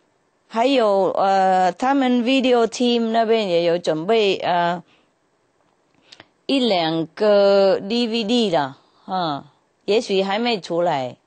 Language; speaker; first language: Chinese; non-native, fluent; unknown